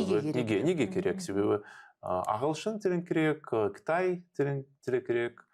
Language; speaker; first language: Kazakh; non-native, learner; Russian